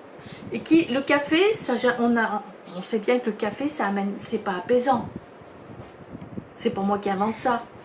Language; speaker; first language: French; native; French